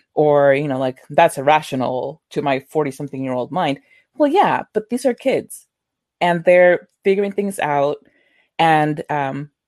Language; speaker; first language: English; early bilingual, other home language; Spanish